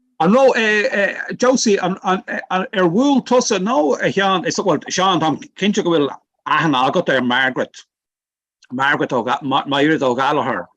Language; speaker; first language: Irish; non-native, local second language; English